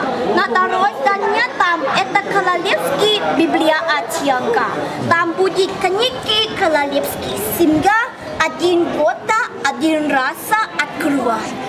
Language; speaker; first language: Russian; non-native, local second language; Thai